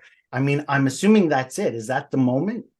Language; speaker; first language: English; native; English